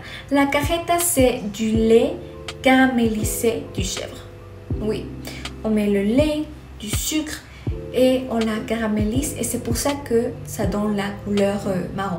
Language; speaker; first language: French; non-native, fluent; Spanish